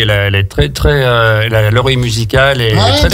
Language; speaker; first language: French; native; French